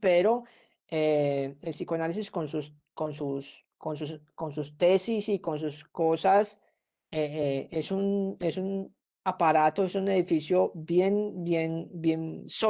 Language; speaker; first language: Spanish; native; Spanish